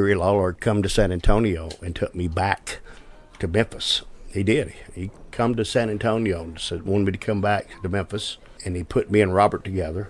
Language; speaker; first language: English; native; English